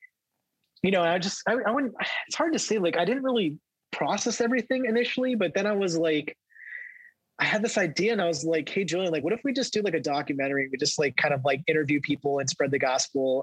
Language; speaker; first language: English; native; English